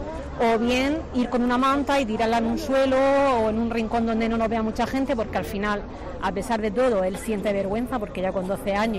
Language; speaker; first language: Spanish; native; Spanish